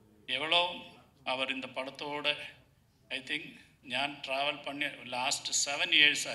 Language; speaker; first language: Tamil; non-native, learner; Malayalam